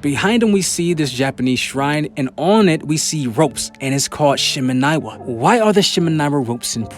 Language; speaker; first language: English; native; English